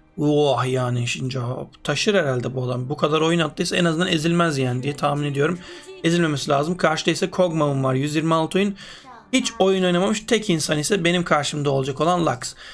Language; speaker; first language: Turkish; native; Turkish